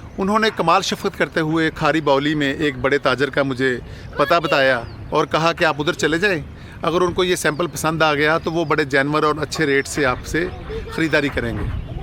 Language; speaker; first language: Urdu; non-native, local second language; Punjabi